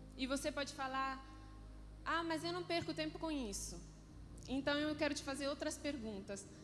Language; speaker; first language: Portuguese; non-native, fluent; Italian